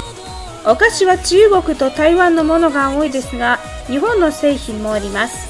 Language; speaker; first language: Japanese; non-native, fluent; Russian